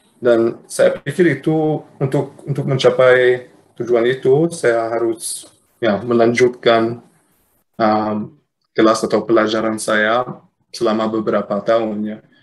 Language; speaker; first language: Indonesian; non-native, fluent; English